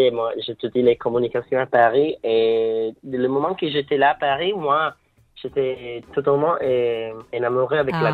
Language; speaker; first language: French; non-native, fluent; Italian